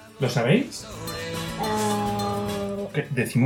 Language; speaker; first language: Spanish; native; Spanish